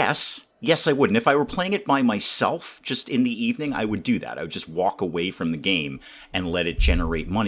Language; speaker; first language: English; native; English